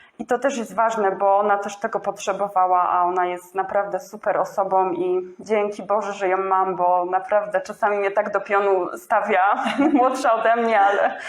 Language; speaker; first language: Polish; native; Polish